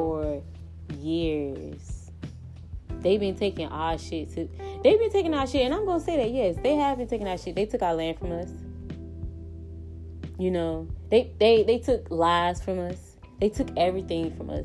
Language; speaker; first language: English; native; English